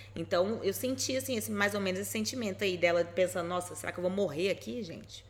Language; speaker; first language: Portuguese; native; Portuguese